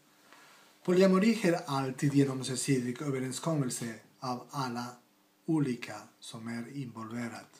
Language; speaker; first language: Swedish; non-native, fluent; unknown